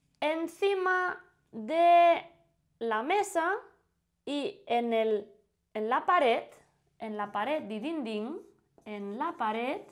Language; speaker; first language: Spanish; non-native, fluent; Indonesian